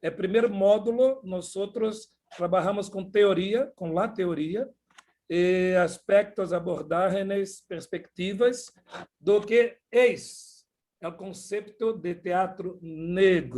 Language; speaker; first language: Spanish; non-native, learner; Portuguese